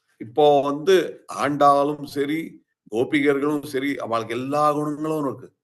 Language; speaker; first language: Tamil; early bilingual, heritage; Tamil